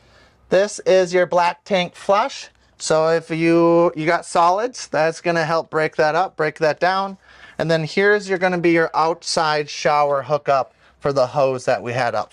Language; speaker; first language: English; native; English